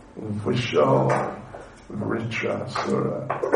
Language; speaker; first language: Russian; non-native, learner; English